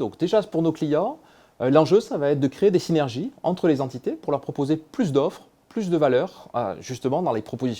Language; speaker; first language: French; native; French